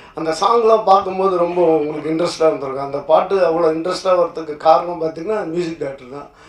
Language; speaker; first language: Tamil; native; Tamil